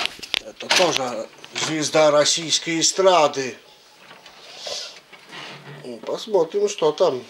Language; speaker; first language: Russian; native; Russian